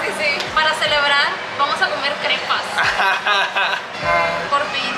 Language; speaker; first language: Spanish; native; Spanish